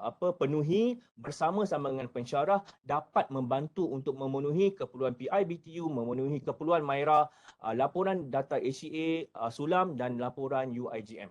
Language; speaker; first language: Malay; native; Malay